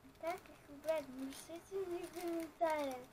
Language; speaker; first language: Russian; non-native, local second language; Ukrainian